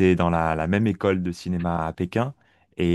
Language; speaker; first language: French; native; French